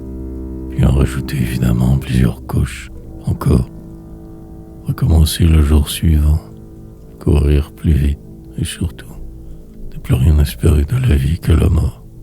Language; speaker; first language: French; native; French